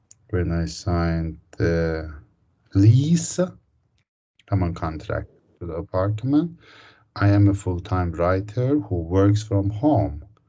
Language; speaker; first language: English; non-native, fluent; Azerbaijani